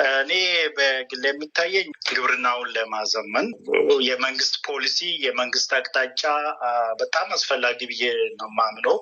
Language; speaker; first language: Amharic; non-native, local second language; Oromo